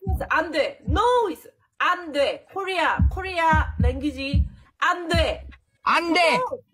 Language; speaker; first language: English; non-native, learner; Korean